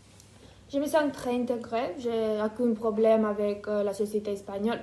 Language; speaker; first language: French; non-native, fluent; Ukrainian